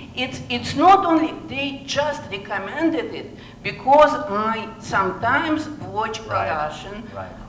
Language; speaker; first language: English; non-native, learner; Russian